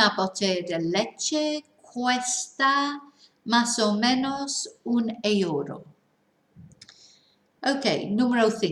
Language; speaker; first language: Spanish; non-native, fluent; English